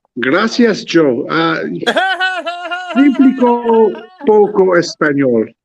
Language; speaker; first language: Spanish; non-native, learner; English